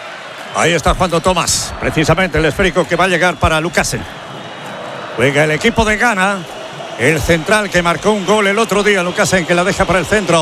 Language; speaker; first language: Spanish; native; Spanish